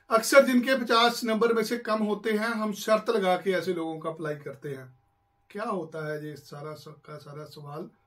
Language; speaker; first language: Hindi; non-native, local second language; Punjabi